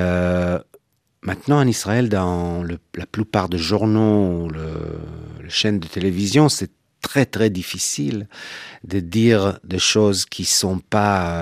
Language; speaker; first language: French; non-native, fluent; Hebrew